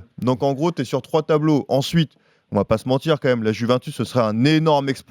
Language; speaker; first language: French; native; French